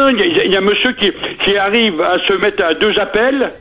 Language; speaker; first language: French; native; French